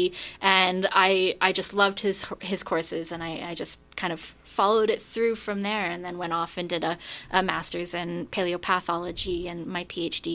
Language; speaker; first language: English; native; English